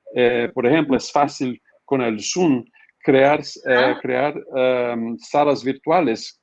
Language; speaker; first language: Spanish; non-native, fluent; Portuguese